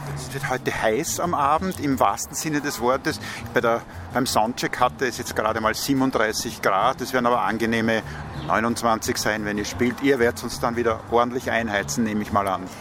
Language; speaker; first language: German; native; German